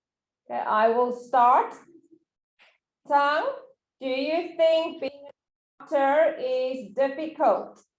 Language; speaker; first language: English; non-native, fluent; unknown